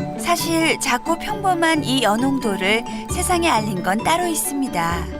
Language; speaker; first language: Korean; native; Korean